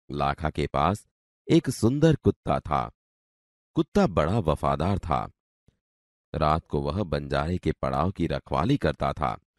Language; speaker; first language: Hindi; non-native, local second language; Gujarati